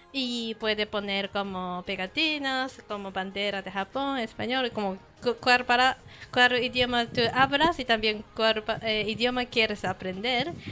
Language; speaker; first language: Spanish; non-native, learner; Japanese